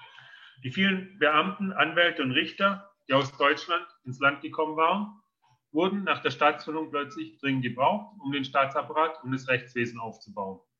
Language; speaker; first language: German; native; German